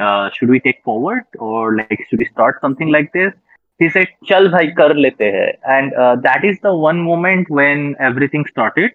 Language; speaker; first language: English; non-native, local second language; Bangla